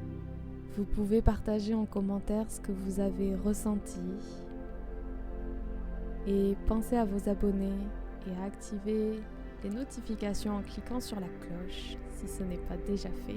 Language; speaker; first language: French; native; French